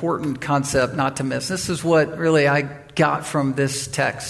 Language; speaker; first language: English; native; English